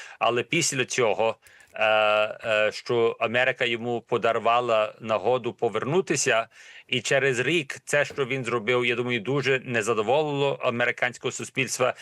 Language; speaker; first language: Ukrainian; early bilingual, heritage; Ukrainian